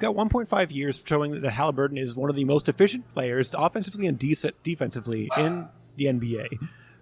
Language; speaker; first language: English; native; English